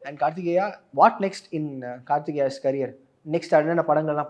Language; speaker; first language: Tamil; native; Tamil